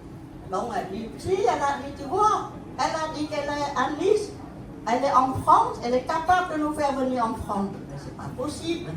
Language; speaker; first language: French; non-native, fluent; Khmer